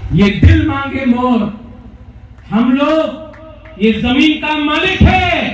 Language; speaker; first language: Hindi; non-native, local second language; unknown